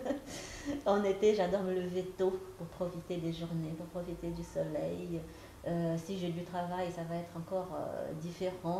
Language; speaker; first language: French; non-native, fluent; Portuguese